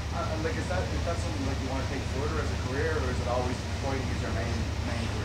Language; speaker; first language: English; native; English